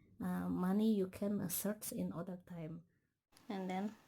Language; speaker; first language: English; non-native, learner; Indonesian